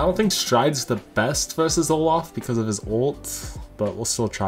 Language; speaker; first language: English; native; English